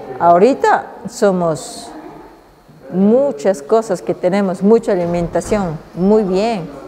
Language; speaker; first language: Spanish; non-native, local second language; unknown